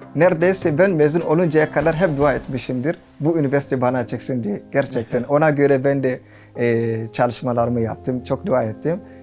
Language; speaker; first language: Turkish; non-native, fluent; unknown